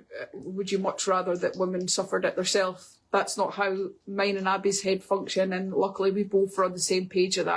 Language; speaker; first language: English; native; English